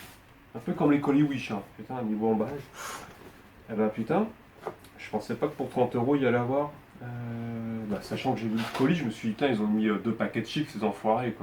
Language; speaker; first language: French; native; French